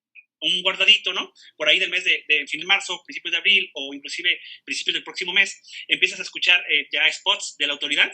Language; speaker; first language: Spanish; native; Spanish